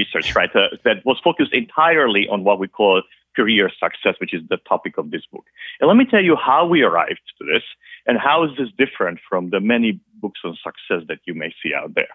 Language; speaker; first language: English; non-native, fluent; Hungarian